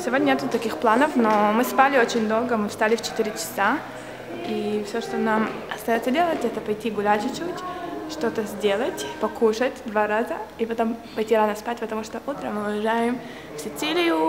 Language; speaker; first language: Russian; early bilingual, heritage; Russian